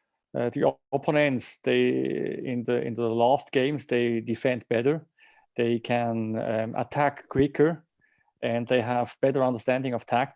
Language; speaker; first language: English; non-native, fluent; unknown